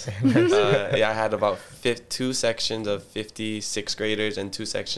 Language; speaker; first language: English; early bilingual, other home language; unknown